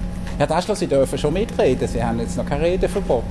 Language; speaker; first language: German; native; German